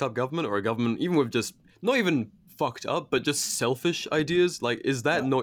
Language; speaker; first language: English; native; English